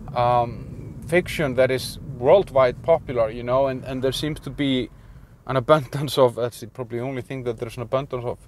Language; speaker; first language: English; non-native, fluent; Icelandic